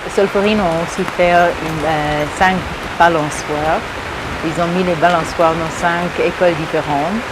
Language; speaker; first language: French; early bilingual, heritage; English